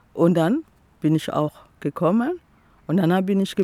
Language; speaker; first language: German; non-native, fluent; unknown